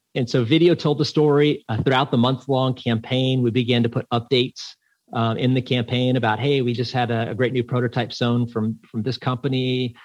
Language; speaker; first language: English; native; English